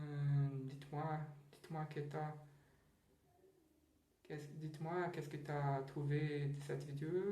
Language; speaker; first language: French; non-native, learner; Portuguese